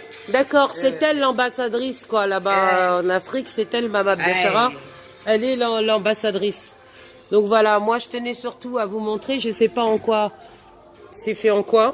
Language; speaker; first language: French; native; French